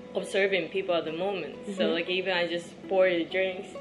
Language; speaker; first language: English; non-native, fluent; Japanese